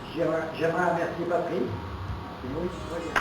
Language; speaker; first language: French; native; French